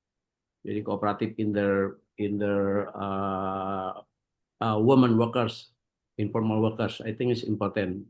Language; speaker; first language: English; non-native, learner; Indonesian